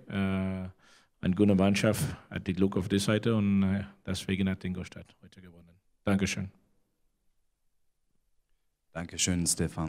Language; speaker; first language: German; non-native, learner; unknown